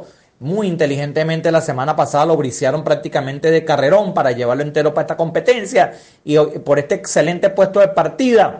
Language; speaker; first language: Spanish; native; Spanish